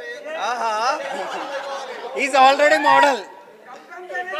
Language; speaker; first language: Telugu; non-native, learner; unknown